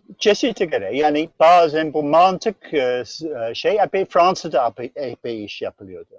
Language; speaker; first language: Turkish; non-native, fluent; English